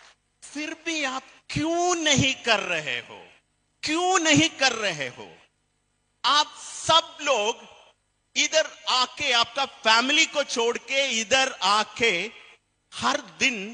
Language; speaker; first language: Hindi; non-native, fluent; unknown